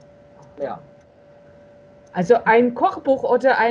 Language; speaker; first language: German; non-native, fluent; Russian